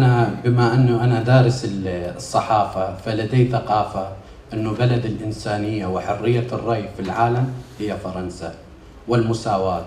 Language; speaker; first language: Arabic; native; Arabic